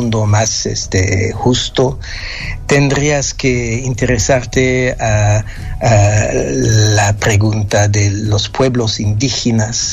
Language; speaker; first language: Spanish; non-native, fluent; French